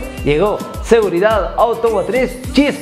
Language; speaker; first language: Spanish; native; Spanish